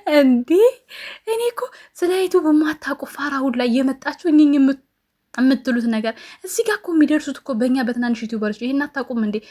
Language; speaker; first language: Amharic; native; Amharic